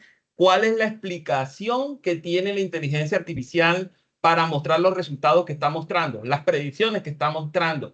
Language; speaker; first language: Spanish; native; Spanish